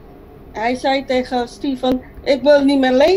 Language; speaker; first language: Dutch; non-native, local second language; Papiamento